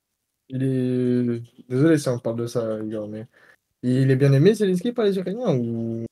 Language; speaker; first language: French; native; French